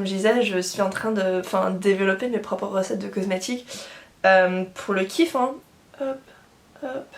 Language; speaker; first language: French; non-native, fluent; English